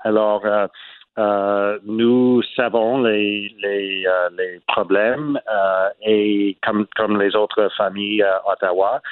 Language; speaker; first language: French; non-native, learner; English